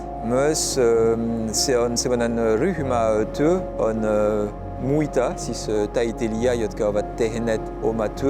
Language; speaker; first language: Finnish; non-native, fluent; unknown